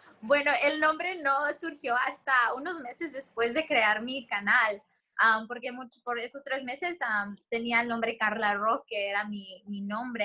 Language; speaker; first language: Spanish; early bilingual, heritage; Spanish